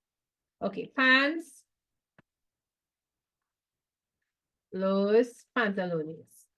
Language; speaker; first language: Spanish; non-native, fluent; English